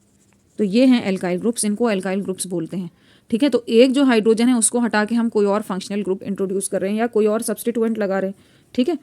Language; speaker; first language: Hindi; native; Hindi